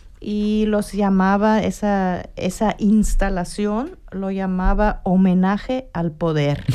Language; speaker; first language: Spanish; non-native, fluent; German